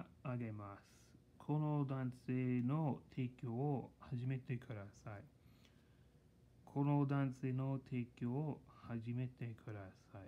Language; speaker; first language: Japanese; non-native, learner; English